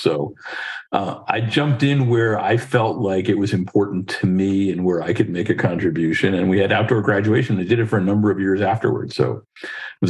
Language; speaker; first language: English; native; English